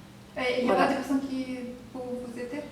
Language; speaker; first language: French; non-native, learner; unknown